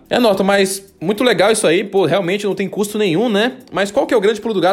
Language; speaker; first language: Portuguese; native; Portuguese